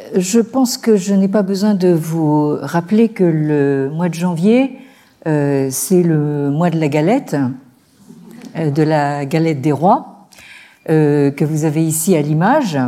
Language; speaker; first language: French; native; French